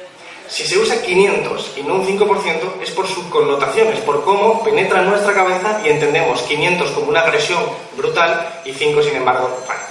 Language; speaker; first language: Spanish; native; Spanish